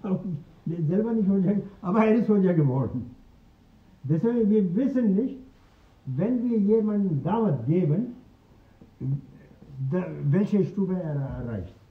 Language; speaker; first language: German; non-native, fluent; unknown